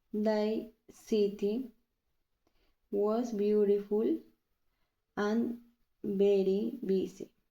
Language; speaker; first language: English; non-native, learner; Spanish